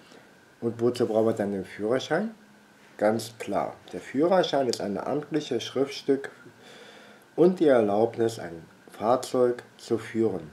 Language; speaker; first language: German; native; German